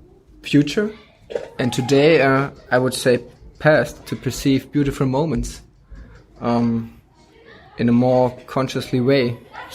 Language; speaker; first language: English; non-native, fluent; German